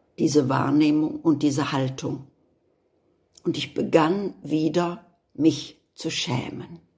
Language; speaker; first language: German; native; German